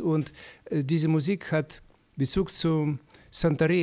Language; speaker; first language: German; non-native, fluent; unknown